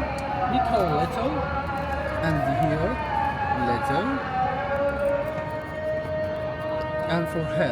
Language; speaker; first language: English; non-native, learner; Arabic